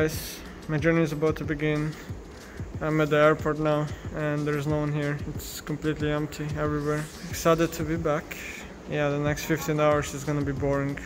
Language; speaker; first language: English; non-native, fluent; Slovenian